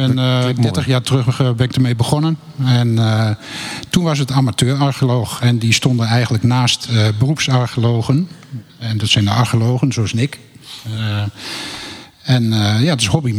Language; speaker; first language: Dutch; native; Dutch